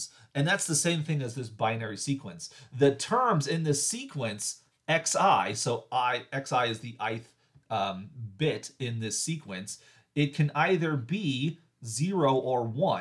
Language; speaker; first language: English; native; English